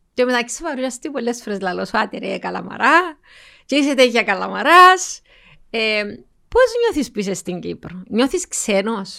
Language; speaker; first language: Greek; native; Greek